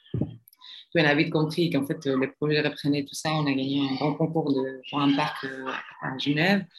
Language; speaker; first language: French; non-native, fluent; Spanish